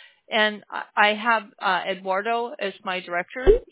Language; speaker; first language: English; native; English